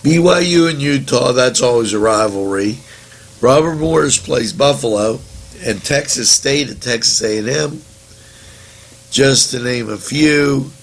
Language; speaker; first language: English; native; English